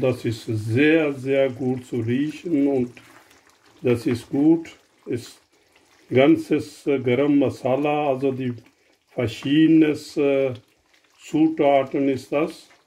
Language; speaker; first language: German; non-native, learner; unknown